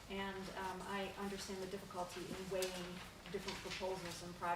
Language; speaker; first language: English; native; English